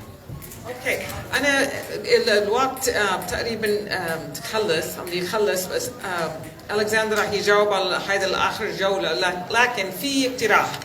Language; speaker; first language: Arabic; early bilingual, heritage; Arabic